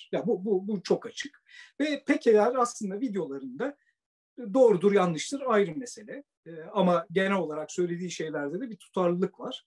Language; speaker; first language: Turkish; native; Turkish